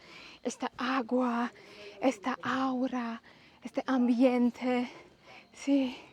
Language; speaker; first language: Spanish; non-native, learner; Polish